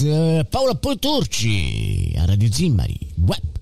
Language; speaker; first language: Italian; native; Italian